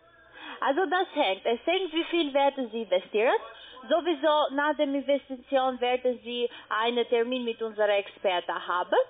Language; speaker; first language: German; non-native, learner; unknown